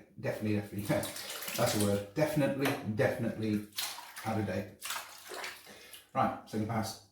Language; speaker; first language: English; native; English